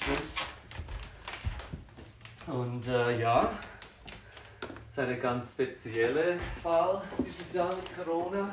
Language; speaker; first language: German; non-native, fluent; French